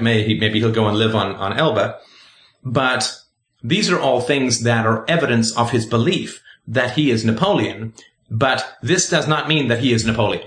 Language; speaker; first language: English; native; English